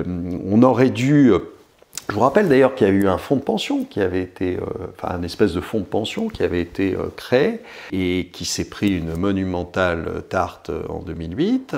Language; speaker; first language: French; native; French